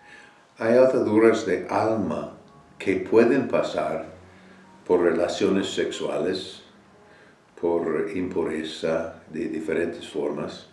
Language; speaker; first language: Spanish; non-native, fluent; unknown